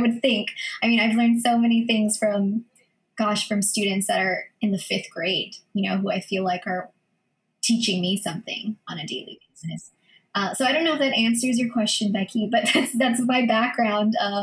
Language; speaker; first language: English; early bilingual, other home language; Filipino